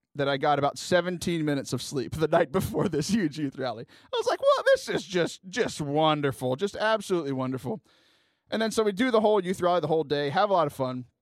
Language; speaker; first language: English; native; English